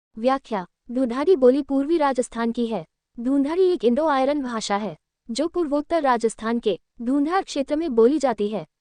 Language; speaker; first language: Hindi; native; Hindi